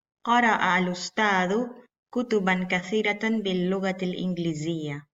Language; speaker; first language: Arabic; non-native, fluent; Spanish